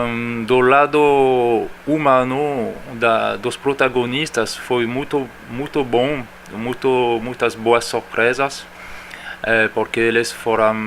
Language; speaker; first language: Portuguese; non-native, fluent; French